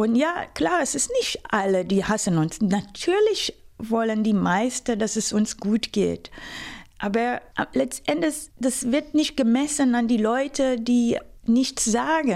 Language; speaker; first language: German; non-native, fluent; Hebrew